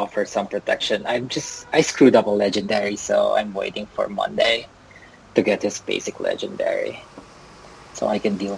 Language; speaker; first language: English; non-native, local second language; Filipino